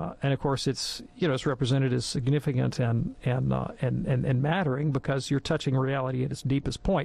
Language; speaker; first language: English; native; English